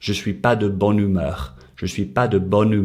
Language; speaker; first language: French; non-native, fluent; English